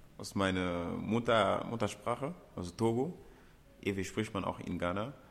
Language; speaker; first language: German; non-native, fluent; Ewe